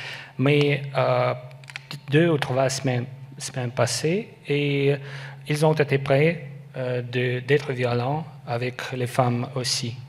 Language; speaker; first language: French; non-native, learner; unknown